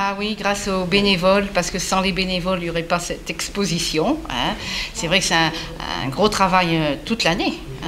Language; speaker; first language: French; native; French